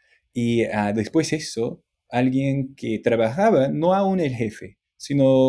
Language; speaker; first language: Spanish; non-native, fluent; English